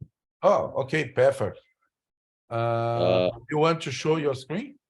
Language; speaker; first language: English; non-native, learner; Portuguese